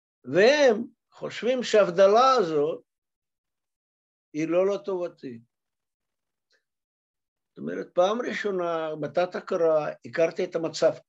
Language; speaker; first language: Hebrew; non-native, fluent; Russian